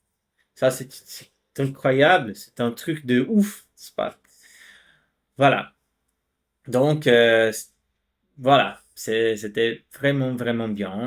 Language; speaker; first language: French; non-native, fluent; Portuguese